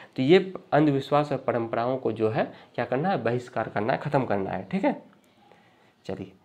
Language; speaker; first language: Hindi; native; Hindi